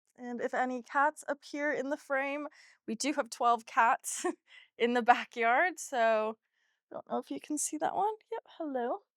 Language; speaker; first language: English; native; English